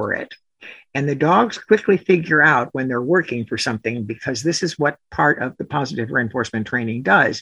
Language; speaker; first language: English; native; English